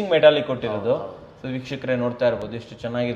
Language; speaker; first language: Kannada; native; Kannada